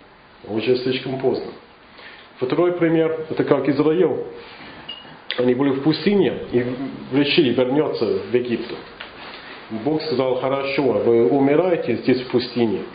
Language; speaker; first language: Russian; non-native, learner; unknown